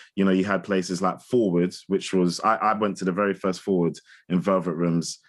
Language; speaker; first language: English; native; English